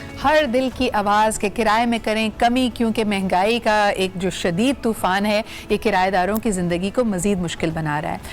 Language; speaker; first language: Urdu; native; Urdu